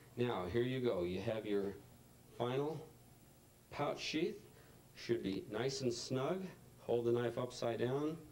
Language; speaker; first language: English; native; English